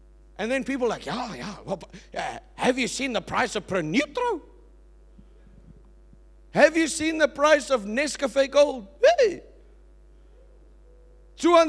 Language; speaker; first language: English; native; English